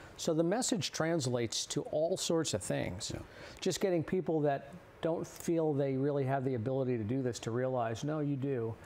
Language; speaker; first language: English; native; English